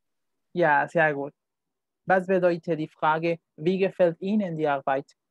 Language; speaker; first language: German; non-native, fluent; Spanish